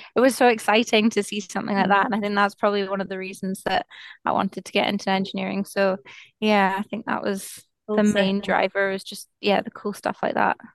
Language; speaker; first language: English; native; English